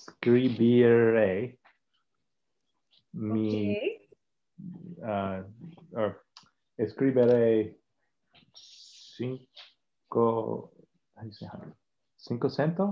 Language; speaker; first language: Spanish; non-native, learner; English